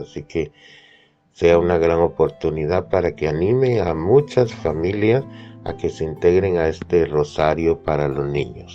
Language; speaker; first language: Spanish; native; Spanish